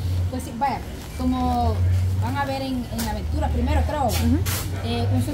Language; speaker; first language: Spanish; native; Spanish